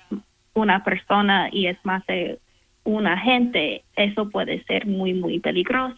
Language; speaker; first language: Spanish; non-native, fluent; English